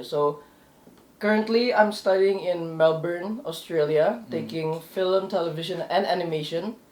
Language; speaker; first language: English; non-native, local second language; Indonesian